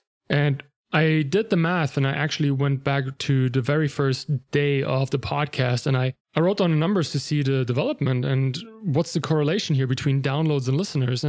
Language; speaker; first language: English; non-native, fluent; German